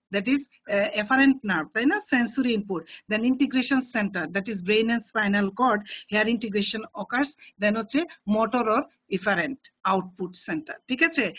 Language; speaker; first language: English; non-native, local second language; Bangla